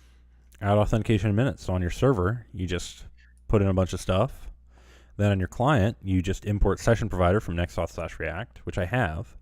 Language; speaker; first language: English; native; English